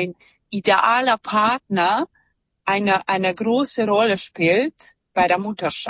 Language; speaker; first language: German; non-native, fluent; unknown